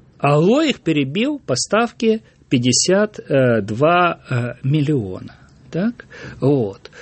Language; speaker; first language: Russian; native; Russian